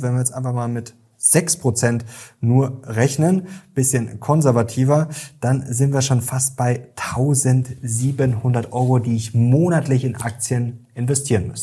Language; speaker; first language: German; native; German